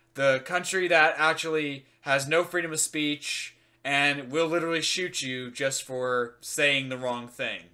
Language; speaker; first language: English; native; English